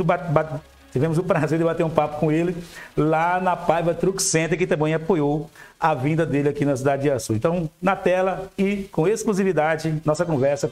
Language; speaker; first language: Portuguese; native; Portuguese